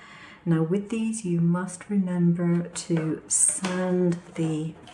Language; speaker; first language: English; native; English